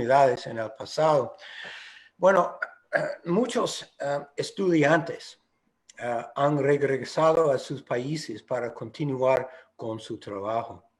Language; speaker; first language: Spanish; non-native, fluent; English